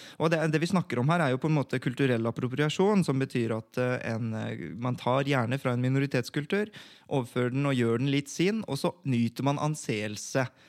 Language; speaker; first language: Norwegian; native; Norwegian